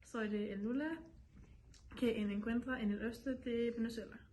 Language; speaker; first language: Spanish; non-native, learner; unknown